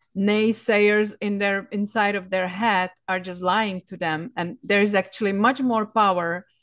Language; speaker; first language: English; non-native, fluent; Czech